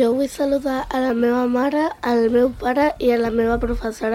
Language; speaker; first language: Catalan; non-native, learner; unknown